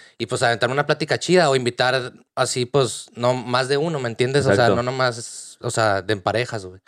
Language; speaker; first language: Spanish; native; Spanish